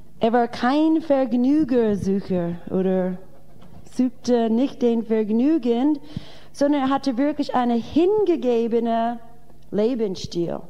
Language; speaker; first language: German; non-native, fluent; English